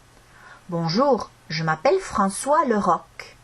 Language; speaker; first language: French; non-native, fluent; Estonian